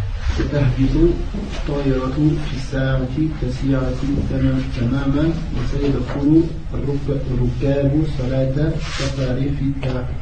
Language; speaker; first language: Arabic; non-native, learner; French